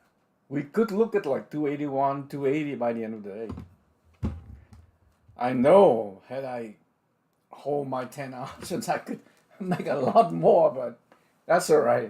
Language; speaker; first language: English; non-native, fluent; Vietnamese